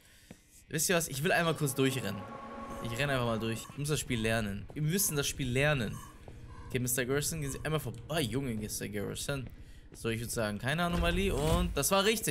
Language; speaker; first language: German; native; German